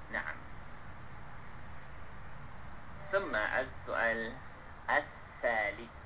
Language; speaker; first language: Arabic; non-native, fluent; Malay